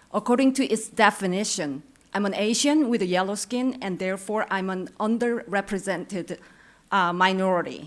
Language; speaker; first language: English; non-native, fluent; Korean